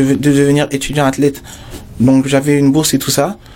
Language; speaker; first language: French; non-native, local second language; Mossi